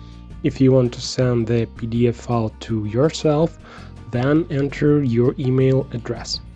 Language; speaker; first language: English; non-native, fluent; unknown